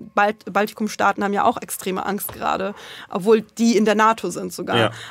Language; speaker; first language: German; early bilingual, other home language; Russian